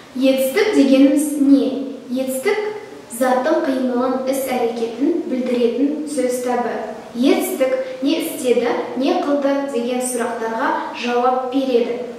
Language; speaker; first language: Kazakh; non-native, local second language; Russian